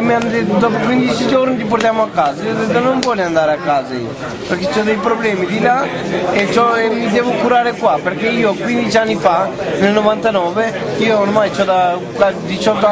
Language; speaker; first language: Italian; non-native, fluent; Albanian